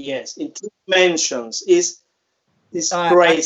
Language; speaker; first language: English; non-native, fluent; Spanish